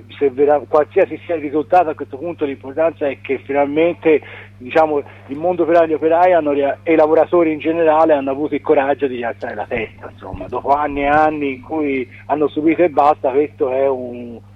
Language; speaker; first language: Italian; native; Italian